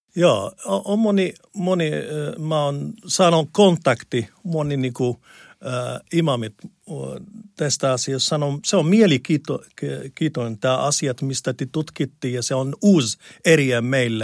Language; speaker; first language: Finnish; non-native, learner; Arabic